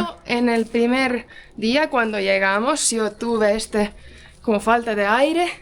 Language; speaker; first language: Spanish; non-native, fluent; Portuguese